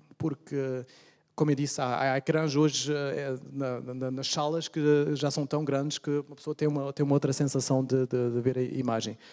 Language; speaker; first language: Portuguese; early bilingual, heritage; Portuguese